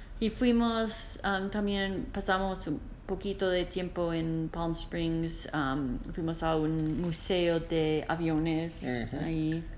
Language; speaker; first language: Spanish; non-native, learner; English